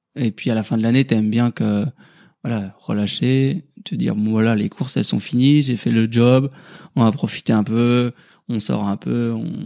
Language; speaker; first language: French; native; French